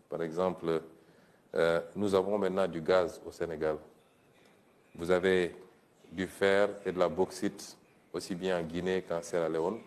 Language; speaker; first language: French; non-native, local second language; Wolof